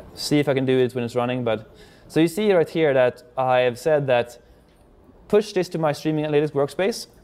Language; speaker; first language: English; non-native, fluent; Swedish